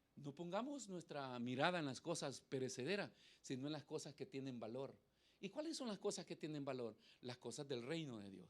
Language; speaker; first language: Spanish; native; Spanish